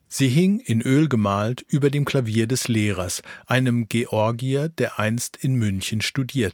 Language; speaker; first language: German; native; German